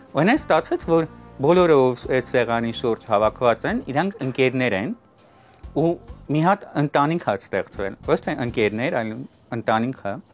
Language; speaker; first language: Armenian; native; Armenian